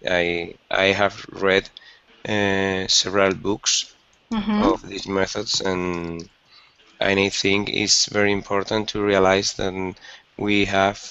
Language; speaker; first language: English; non-native, learner; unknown